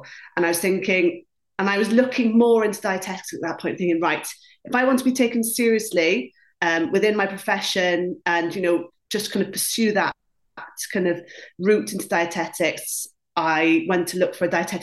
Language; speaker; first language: English; non-native, local second language; Welsh